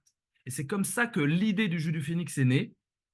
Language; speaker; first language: French; native; French